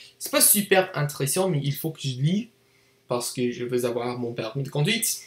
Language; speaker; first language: French; non-native, learner; English